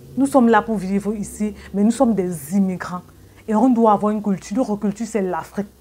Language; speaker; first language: French; native; French